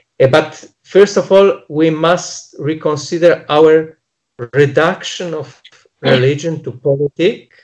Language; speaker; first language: English; non-native, fluent; Polish